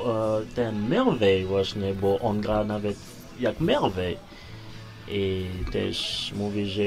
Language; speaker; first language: Polish; non-native, learner; Lingala